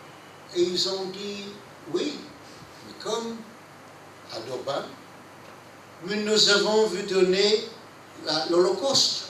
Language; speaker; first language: French; non-native, fluent; English